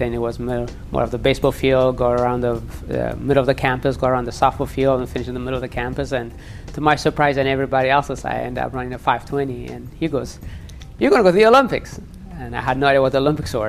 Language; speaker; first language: English; early bilingual, other home language; Tigrinya